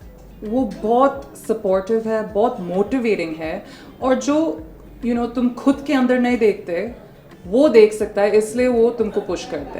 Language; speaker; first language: Hindi; non-native, local second language; English